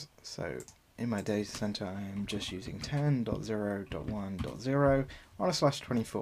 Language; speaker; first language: English; native; English